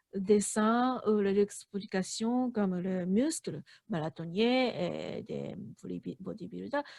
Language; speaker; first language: French; non-native, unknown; Japanese